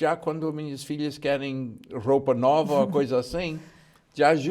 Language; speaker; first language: Portuguese; early bilingual, heritage; Portuguese